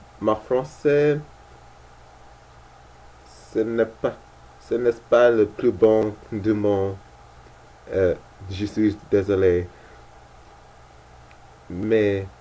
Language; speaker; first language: French; non-native, learner; English